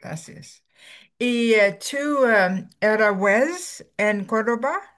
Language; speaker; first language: Spanish; non-native, learner; English